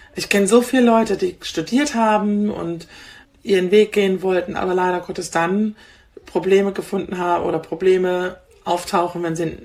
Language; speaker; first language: German; native; German